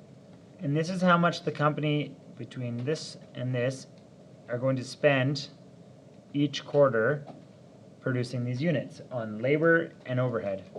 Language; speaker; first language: English; native; English